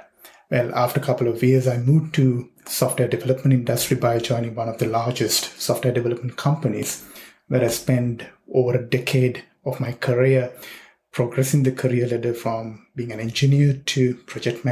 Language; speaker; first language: English; non-native, local second language; Sinhala